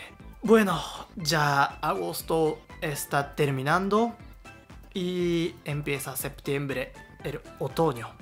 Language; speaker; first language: Spanish; non-native, learner; Japanese